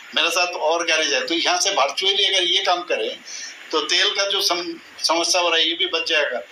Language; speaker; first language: Hindi; non-native, local second language; Bangla